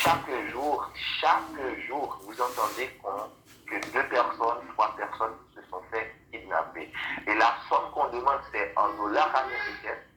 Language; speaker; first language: French; non-native, local second language; Haitian Creole